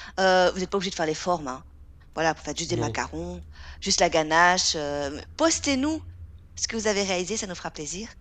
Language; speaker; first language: French; native; French